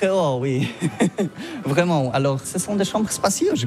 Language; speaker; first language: French; non-native, learner; Polish